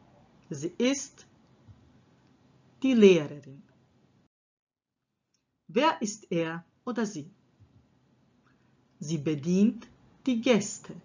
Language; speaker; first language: German; non-native, fluent; Croatian